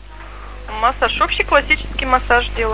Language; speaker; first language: Russian; native; Russian